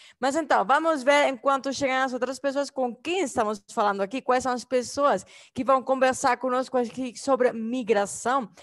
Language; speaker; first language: Portuguese; non-native, fluent; Spanish